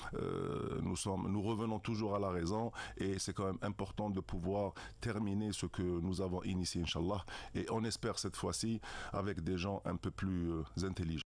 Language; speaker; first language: French; non-native, local second language; Arabic